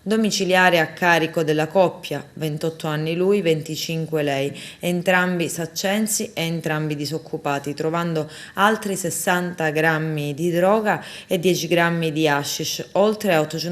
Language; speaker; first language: Italian; native; Italian